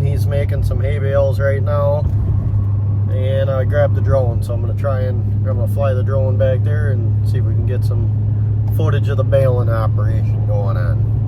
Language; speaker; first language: English; native; English